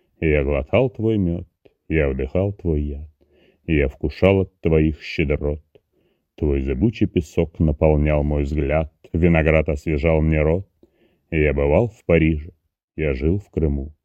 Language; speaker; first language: Russian; native; Russian